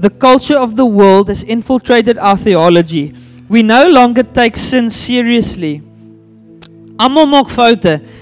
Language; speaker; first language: English; non-native, local second language; Afrikaans